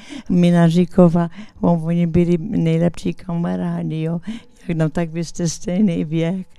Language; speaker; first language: Czech; early bilingual, heritage; English